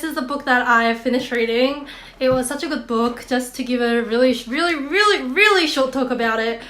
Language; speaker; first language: English; non-native, fluent; Korean